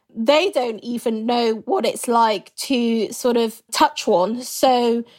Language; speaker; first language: English; early bilingual, other home language; Yoruba